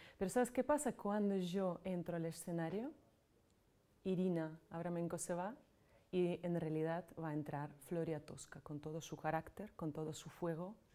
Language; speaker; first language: Spanish; non-native, fluent; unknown